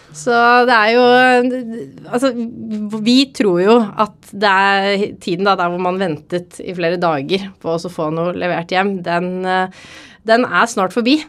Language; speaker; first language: Norwegian; native; Norwegian